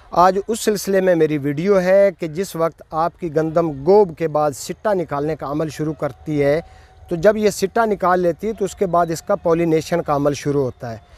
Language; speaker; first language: Urdu; non-native, local second language; Punjabi